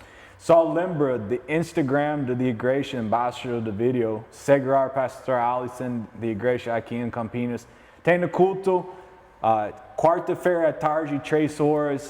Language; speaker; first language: Portuguese; non-native, learner; English